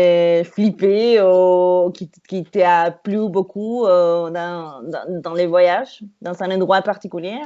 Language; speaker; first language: French; non-native, fluent; Spanish